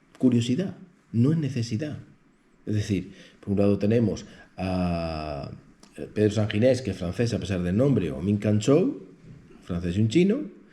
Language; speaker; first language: Spanish; native; Spanish